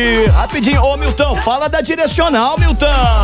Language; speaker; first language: Portuguese; native; Portuguese